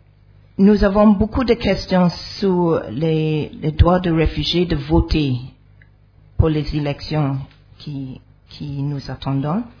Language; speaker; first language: French; non-native, fluent; English